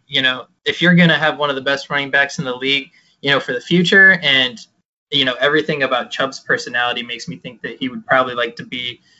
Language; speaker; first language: English; native; English